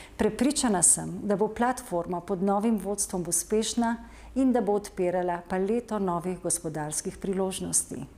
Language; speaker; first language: Slovenian; native; Slovenian